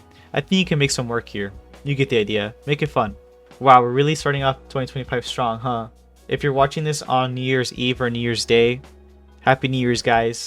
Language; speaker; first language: English; native; English